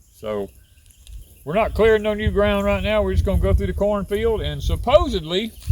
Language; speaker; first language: English; native; English